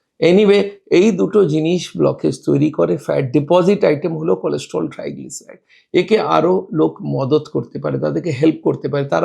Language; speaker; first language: Bangla; non-native, local second language; Hindi